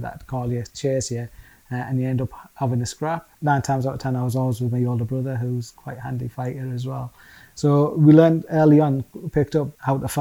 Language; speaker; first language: English; native; English